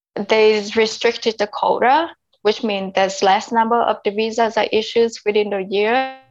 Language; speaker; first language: English; non-native, fluent; Vietnamese